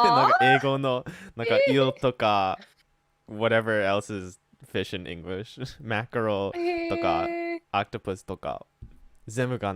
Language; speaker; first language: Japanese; non-native, fluent; English